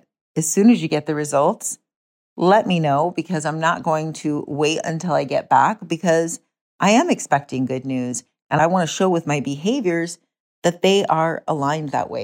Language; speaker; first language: English; native; English